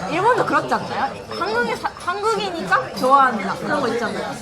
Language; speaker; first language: Korean; non-native, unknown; Japanese